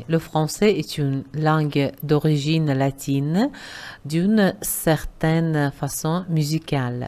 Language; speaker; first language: French; non-native, fluent; Uzbek